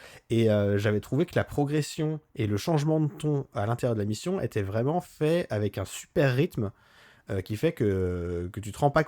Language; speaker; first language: French; native; French